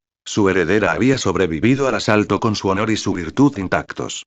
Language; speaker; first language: Spanish; native; Spanish